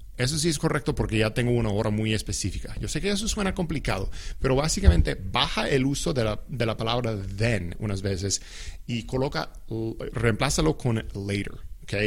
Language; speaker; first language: Spanish; non-native, fluent; English